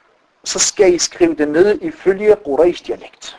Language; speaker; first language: Danish; non-native, fluent; Arabic